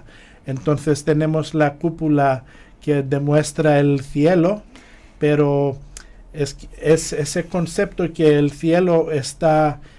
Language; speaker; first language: Spanish; non-native, fluent; Greek